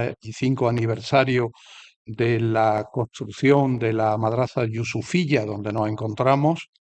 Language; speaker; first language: Spanish; native; Spanish